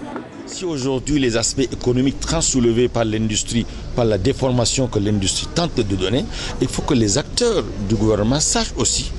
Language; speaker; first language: French; non-native, local second language; Malagasy